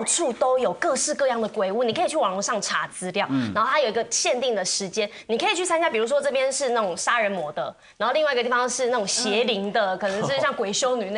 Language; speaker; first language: Chinese; native; Chinese